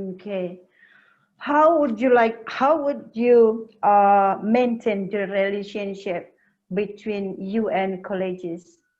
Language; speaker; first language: English; non-native, learner; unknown